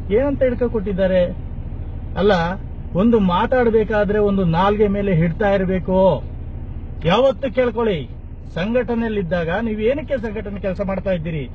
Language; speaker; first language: Kannada; native; Kannada